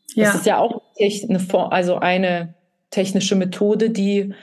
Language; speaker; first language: German; early bilingual, other home language; Russian